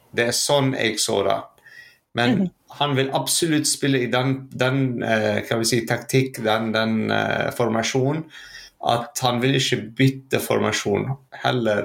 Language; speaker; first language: Norwegian; non-native, fluent; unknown